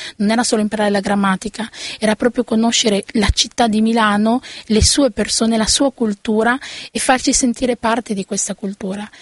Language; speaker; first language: Italian; early bilingual, other home language; Spanish